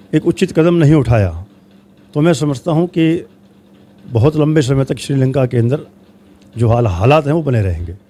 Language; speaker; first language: Hindi; native; Hindi